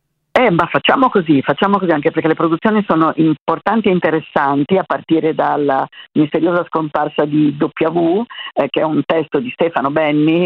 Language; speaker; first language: Italian; native; Italian